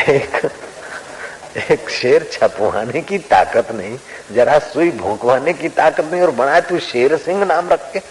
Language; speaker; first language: Hindi; non-native, local second language; Sindhi